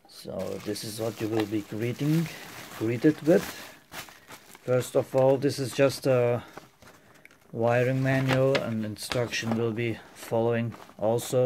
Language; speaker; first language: English; non-native, fluent; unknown